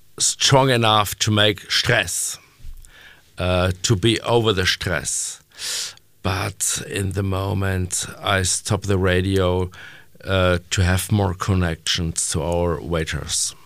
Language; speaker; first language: English; non-native, learner; German